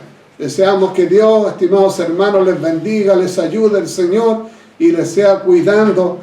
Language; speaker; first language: Spanish; native; Spanish